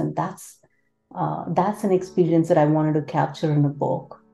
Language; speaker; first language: English; non-native, local second language; Tamil